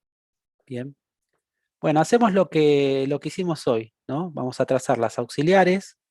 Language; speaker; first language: Spanish; native; Spanish